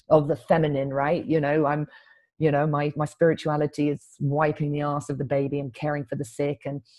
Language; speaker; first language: English; native; English